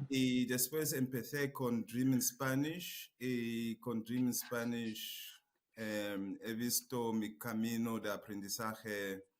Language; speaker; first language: Spanish; non-native, fluent; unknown